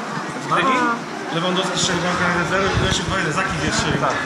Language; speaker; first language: Polish; non-native, fluent; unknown